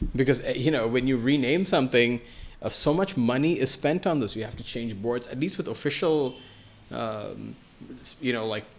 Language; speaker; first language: English; non-native, local second language; Malayalam